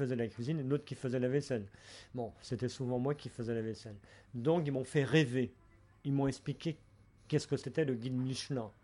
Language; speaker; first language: French; native; French